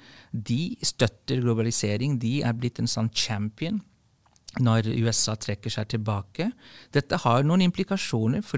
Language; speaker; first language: Norwegian; non-native, fluent; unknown